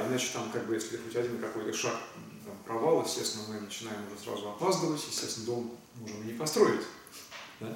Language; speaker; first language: Russian; native; Russian